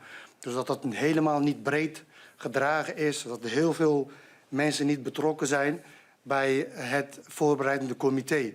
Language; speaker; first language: Dutch; non-native, fluent; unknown